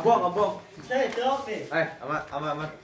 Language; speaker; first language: Russian; non-native, learner; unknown